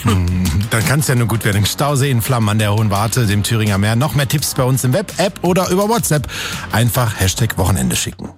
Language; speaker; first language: German; native; German